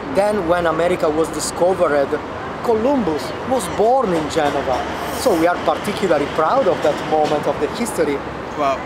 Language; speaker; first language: English; non-native, learner; Italian